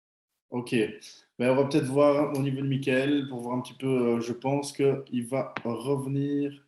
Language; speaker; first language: French; native; French